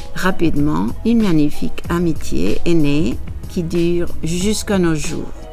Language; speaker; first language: French; non-native, fluent; Spanish